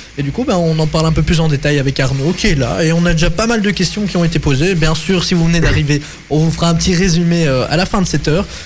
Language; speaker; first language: French; native; French